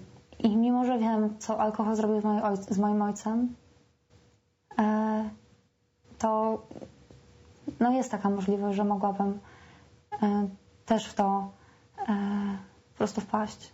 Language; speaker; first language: Polish; native; Polish